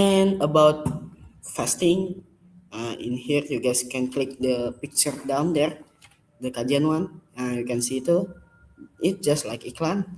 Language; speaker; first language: English; non-native, learner; Indonesian